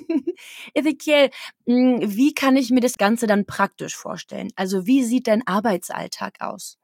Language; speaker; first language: German; native; German